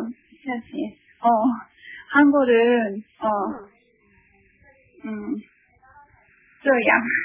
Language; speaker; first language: Chinese; non-native, learner; Korean